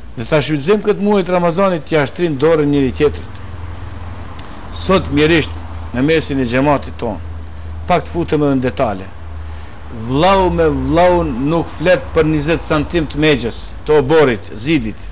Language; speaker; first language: Albanian; native; Albanian